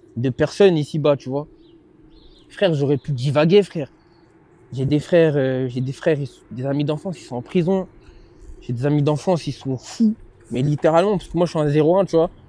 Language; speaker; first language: French; native; French